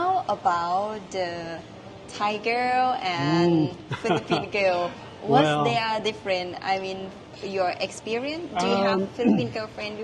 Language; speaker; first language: English; non-native, learner; Thai